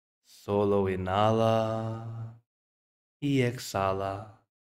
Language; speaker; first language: Spanish; non-native, fluent; English